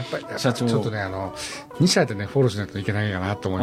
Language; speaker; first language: Japanese; native; Japanese